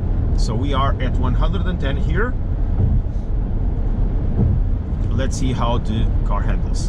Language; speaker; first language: English; non-native, fluent; Portuguese